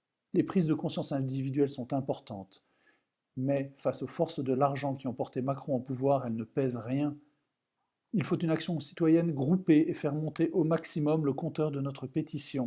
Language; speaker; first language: French; native; French